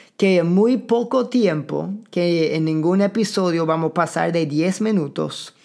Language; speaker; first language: Spanish; non-native, fluent; English